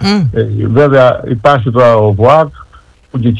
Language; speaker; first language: Greek; native; Greek